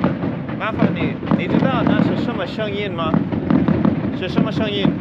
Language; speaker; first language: Chinese; non-native, learner; English